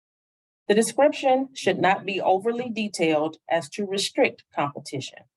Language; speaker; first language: English; native; English